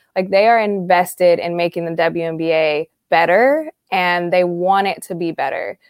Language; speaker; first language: English; native; English